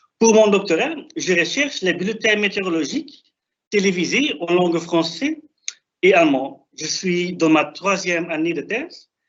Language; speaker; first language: French; non-native, fluent; German